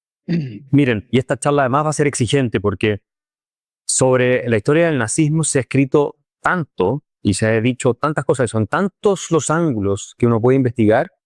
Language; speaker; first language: Spanish; native; Spanish